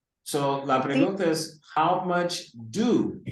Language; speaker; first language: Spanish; non-native, learner; English